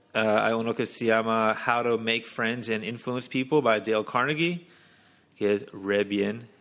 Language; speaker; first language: Spanish; non-native, fluent; English